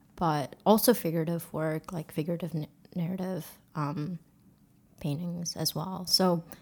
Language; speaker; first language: English; early bilingual, other home language; Korean